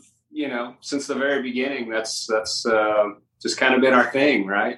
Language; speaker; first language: English; native; English